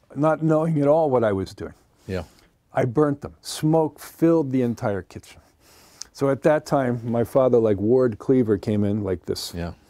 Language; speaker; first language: English; native; English